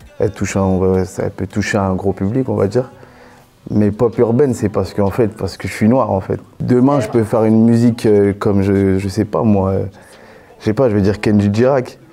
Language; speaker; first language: French; native; French